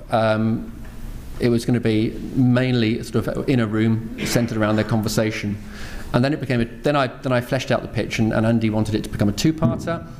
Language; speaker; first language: English; native; English